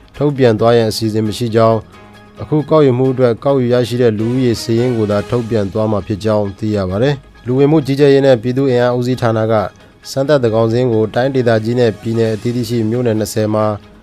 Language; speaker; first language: Burmese; non-native, local second language; Rohingya